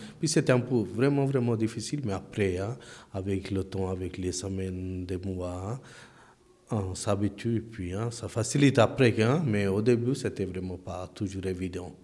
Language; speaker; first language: French; non-native, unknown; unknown